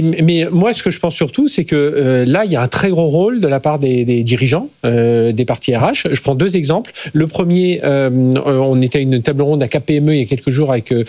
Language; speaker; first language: French; native; French